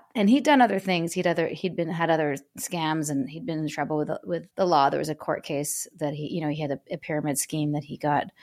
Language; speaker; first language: English; native; English